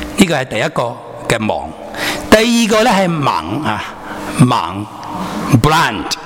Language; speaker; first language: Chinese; non-native, local second language; Cantonese